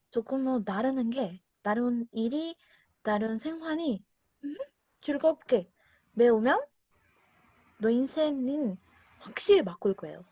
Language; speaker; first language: Korean; non-native, learner; Spanish